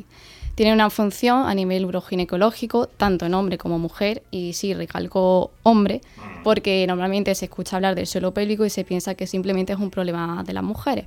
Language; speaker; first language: Spanish; native; Spanish